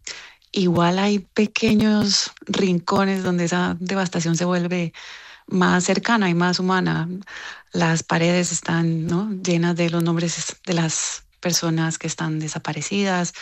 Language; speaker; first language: Spanish; native; Spanish